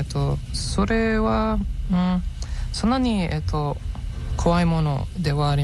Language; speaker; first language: Japanese; non-native, learner; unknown